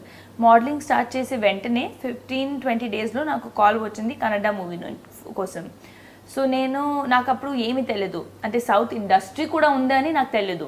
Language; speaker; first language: Telugu; non-native, local second language; Hindi